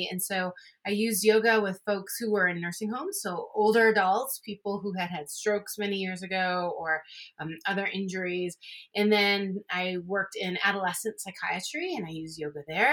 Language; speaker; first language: English; native; English